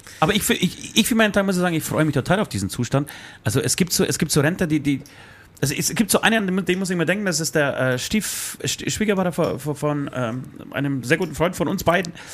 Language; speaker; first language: German; early bilingual, other home language; Polish